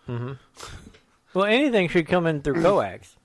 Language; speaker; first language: English; native; English